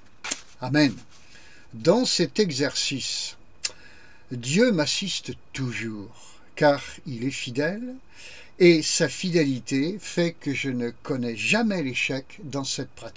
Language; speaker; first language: French; native; French